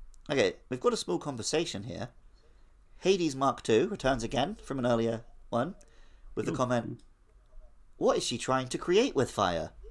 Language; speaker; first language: English; native; English